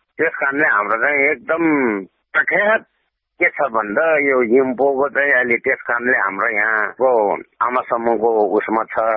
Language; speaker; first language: Nepali; non-native, local second language; Gurung